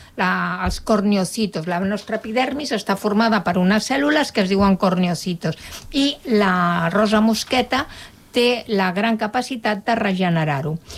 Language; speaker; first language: Catalan; non-native, local second language; Spanish